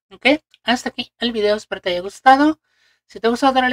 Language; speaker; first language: Spanish; native; Spanish